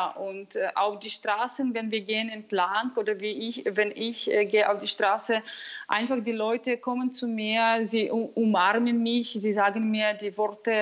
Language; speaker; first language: German; non-native, fluent; Russian